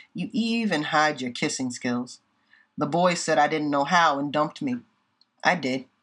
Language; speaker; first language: English; native; English